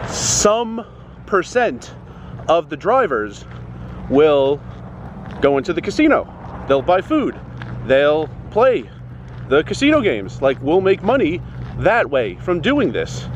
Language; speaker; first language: English; native; English